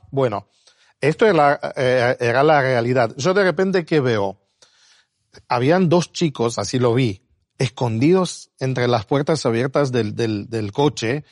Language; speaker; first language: Spanish; non-native, fluent; Romanian